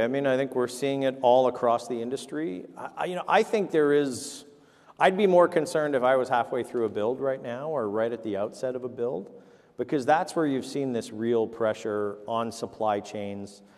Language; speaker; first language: English; native; English